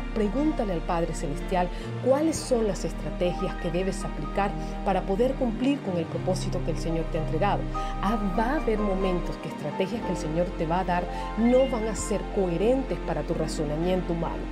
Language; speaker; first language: Spanish; native; Spanish